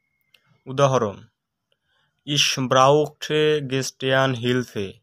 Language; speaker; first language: German; non-native, fluent; Bangla